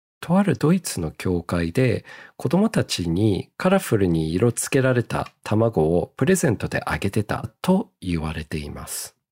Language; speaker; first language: Japanese; early bilingual, heritage; Japanese